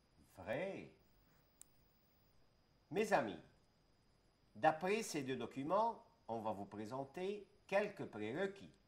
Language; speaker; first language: French; non-native, fluent; Arabic